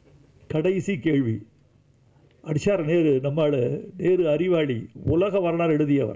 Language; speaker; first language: Tamil; native; Tamil